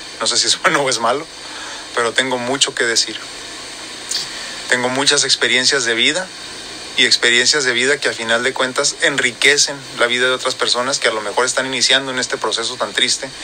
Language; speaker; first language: Spanish; native; Spanish